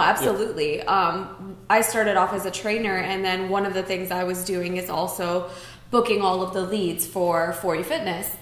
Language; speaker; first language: English; native; English